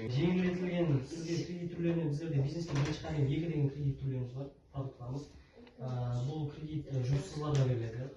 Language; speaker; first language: Uzbek; non-native, local second language; Kara-Kalpak